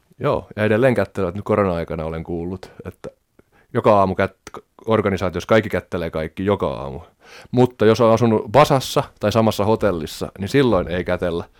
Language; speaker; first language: Finnish; native; Finnish